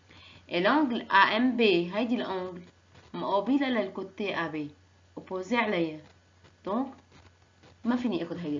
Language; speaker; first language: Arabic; native; Arabic